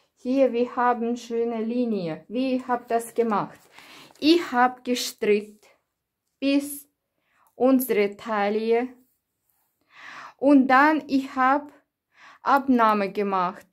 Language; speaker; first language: German; non-native, learner; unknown